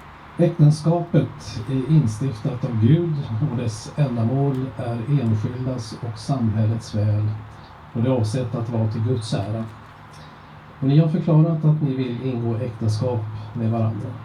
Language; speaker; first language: Swedish; native; Swedish